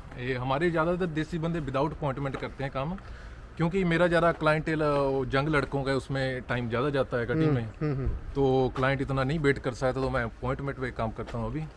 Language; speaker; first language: Hindi; non-native, local second language; Punjabi